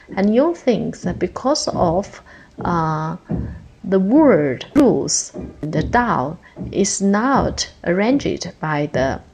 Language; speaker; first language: English; non-native, fluent; Chinese